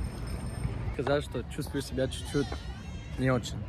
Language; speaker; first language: Russian; non-native, learner; Spanish